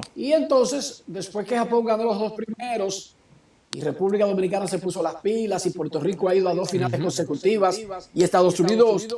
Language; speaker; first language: Spanish; native; Spanish